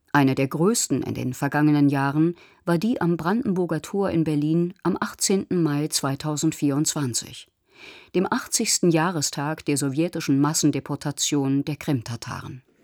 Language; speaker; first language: German; native; German